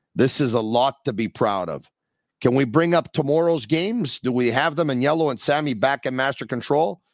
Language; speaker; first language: English; native; English